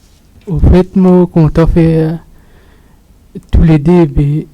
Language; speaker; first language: French; non-native, local second language; Morisyen